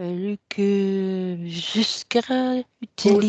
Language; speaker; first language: French; non-native, learner; English